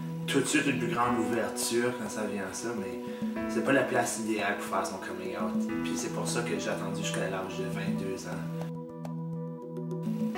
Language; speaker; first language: French; native; French